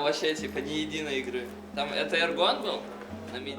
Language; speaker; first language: Russian; native; Russian